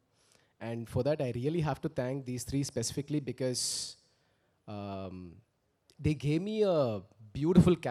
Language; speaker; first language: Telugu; early bilingual, heritage; Telugu